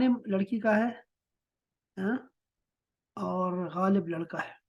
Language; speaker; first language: Urdu; native; Urdu